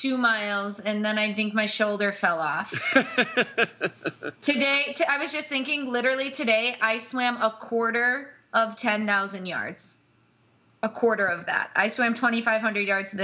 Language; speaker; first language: English; native; English